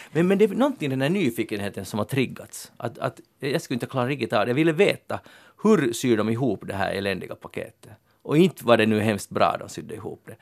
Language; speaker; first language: Swedish; native; Swedish